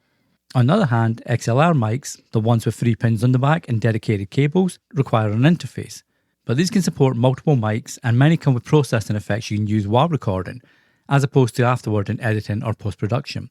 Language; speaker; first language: English; native; English